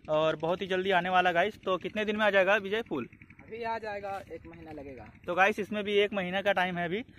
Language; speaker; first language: Hindi; native; Hindi